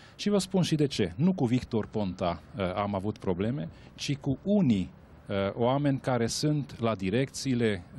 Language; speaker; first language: Romanian; non-native, local second language; Hungarian